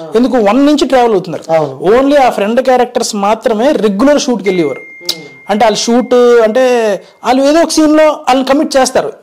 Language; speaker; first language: Telugu; native; Telugu